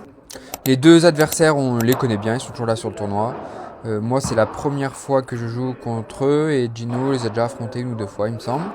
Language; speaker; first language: French; native; French